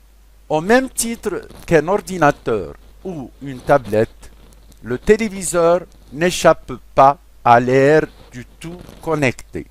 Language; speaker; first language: French; non-native, local second language; Arabic